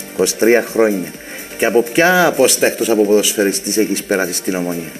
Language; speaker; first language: Greek; native; Greek